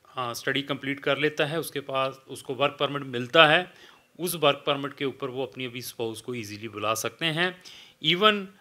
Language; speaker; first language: Hindi; native; Hindi